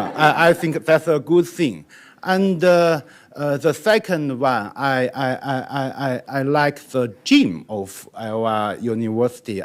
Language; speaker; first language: English; non-native, learner; Chinese